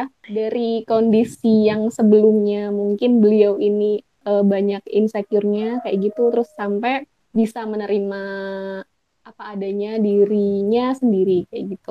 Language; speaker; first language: Indonesian; native; Indonesian